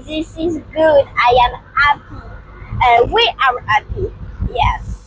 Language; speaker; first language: English; non-native, learner; French